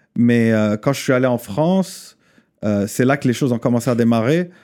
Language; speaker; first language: French; non-native, local second language; Arabic